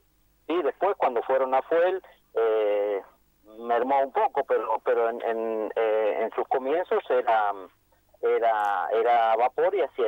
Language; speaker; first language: Spanish; native; Spanish